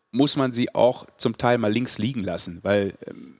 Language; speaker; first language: German; native; German